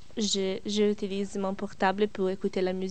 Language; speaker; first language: French; non-native, learner; Italian